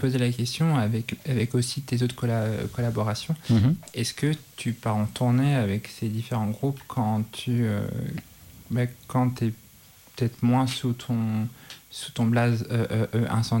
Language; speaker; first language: French; native; French